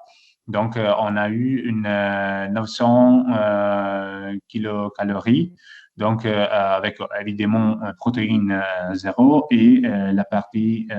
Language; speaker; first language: French; non-native, fluent; Italian